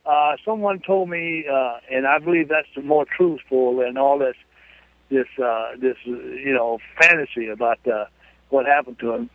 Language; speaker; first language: English; native; English